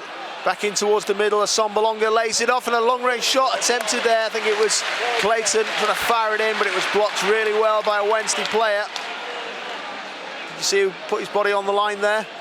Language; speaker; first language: English; native; English